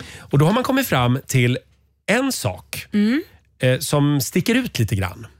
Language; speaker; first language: Swedish; native; Swedish